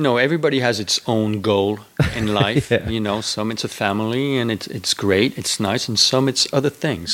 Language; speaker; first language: English; non-native, fluent; French